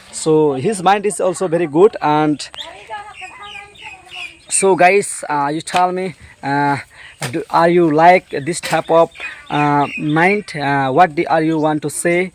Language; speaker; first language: English; non-native, learner; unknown